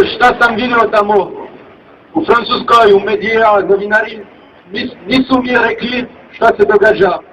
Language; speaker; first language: Bosnian; non-native, fluent; French